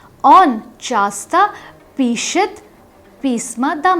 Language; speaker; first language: Russian; non-native, fluent; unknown